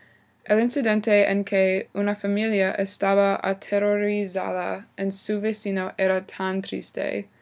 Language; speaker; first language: Spanish; non-native, learner; English